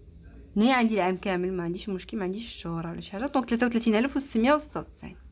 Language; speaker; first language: Arabic; native; Arabic